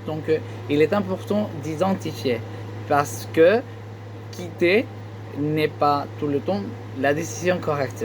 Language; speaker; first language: French; non-native, learner; Spanish